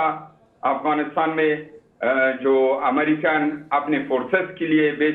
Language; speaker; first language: Hindi; non-native, learner; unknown